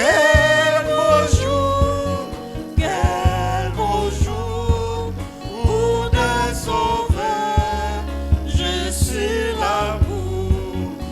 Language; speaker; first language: French; non-native, local second language; Lingala